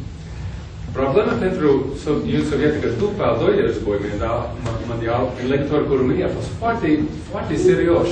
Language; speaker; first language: Romanian; non-native, fluent; English